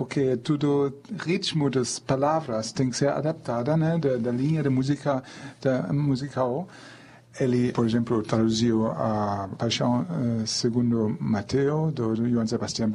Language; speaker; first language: Portuguese; non-native, fluent; German